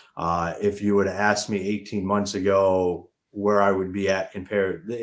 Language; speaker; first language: English; native; English